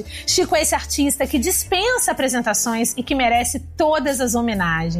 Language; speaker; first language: Portuguese; native; Portuguese